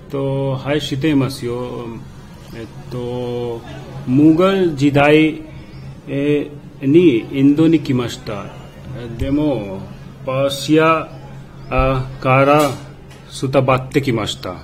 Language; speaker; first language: Japanese; non-native, learner; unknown